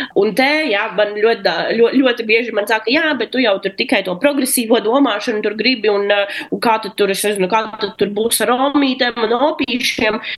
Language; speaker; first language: Latvian; non-native, local second language; Russian